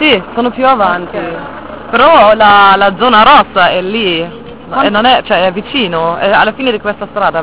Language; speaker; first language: Italian; non-native, fluent; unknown